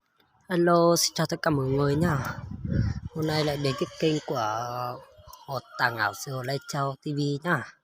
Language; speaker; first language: Vietnamese; non-native, local second language; Hmong